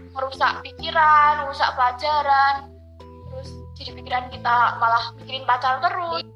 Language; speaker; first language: Indonesian; non-native, local second language; Javanese